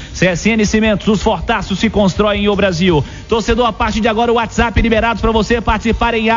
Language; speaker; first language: Portuguese; native; Portuguese